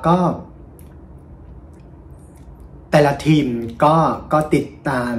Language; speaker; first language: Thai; non-native, fluent; Vietnamese